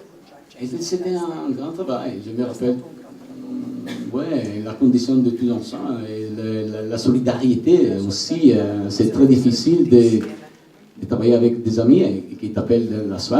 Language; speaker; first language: French; non-native, learner; Italian